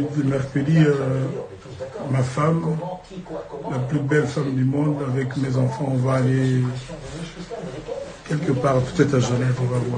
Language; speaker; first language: French; non-native, local second language; Lingala